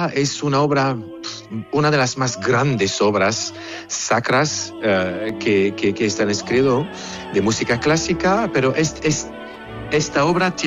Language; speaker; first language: Spanish; non-native, fluent; French